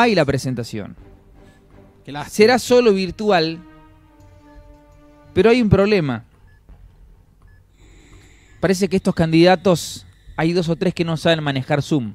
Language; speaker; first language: Spanish; native; Spanish